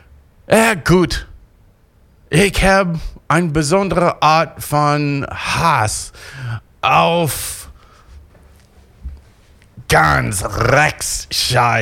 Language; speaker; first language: German; non-native, fluent; English